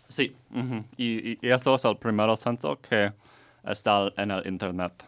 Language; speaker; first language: Spanish; non-native, learner; English